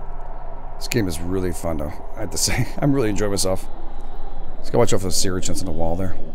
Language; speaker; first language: English; native; English